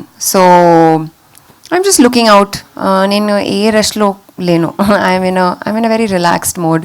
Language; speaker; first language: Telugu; non-native, local second language; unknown